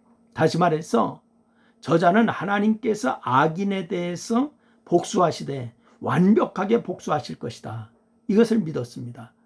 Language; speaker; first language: Korean; native; Korean